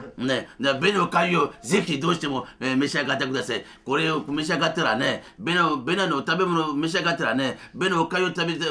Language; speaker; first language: Japanese; non-native, fluent; Fon